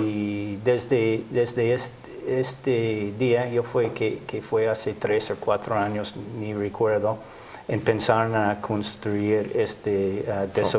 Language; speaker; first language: Spanish; non-native, fluent; English